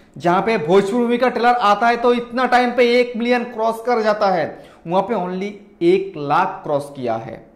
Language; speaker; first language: Hindi; non-native, local second language; Bangla